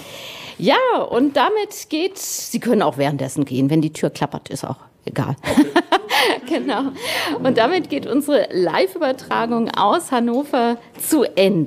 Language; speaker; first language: German; native; German